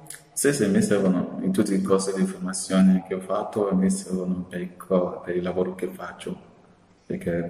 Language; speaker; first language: Italian; non-native, fluent; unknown